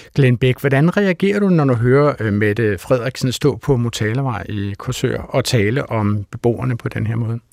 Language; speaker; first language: Danish; native; Danish